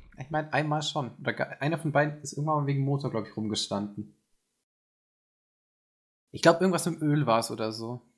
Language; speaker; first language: German; native; German